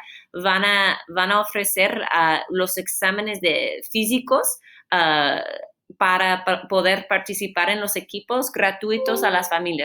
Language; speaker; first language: Spanish; non-native, fluent; English